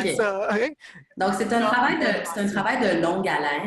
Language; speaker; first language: French; native; French